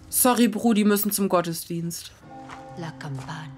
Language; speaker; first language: German; native; German